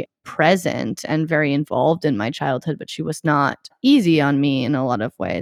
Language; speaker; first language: English; native; English